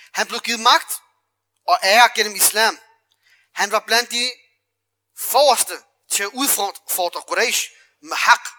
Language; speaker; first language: Danish; early bilingual, other home language; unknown